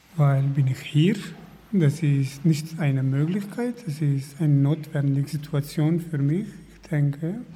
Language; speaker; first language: German; non-native, learner; Kurdish